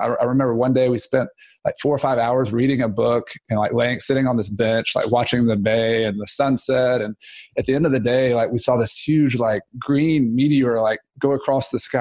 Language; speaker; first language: English; native; English